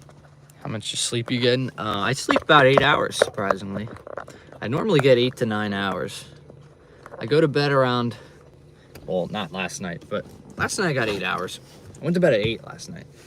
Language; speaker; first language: English; native; English